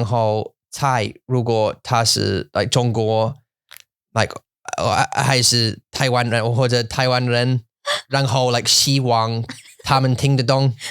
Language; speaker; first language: Chinese; non-native, learner; English